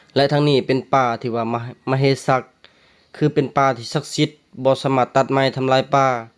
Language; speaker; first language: Lao; native; Lao